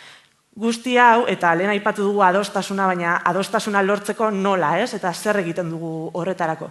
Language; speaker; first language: Basque; native; Basque